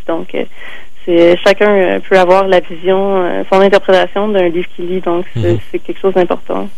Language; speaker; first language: French; native; French